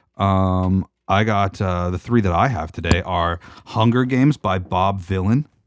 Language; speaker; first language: English; native; English